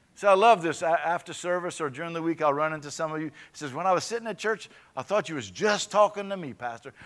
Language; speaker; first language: English; native; English